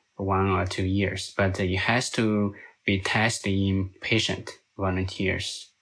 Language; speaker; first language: English; non-native, fluent; Chinese